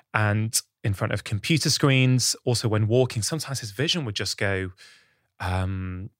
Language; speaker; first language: English; early bilingual, other home language; Hindi